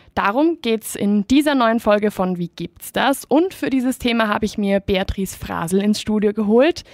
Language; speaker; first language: German; non-native, fluent; Spanish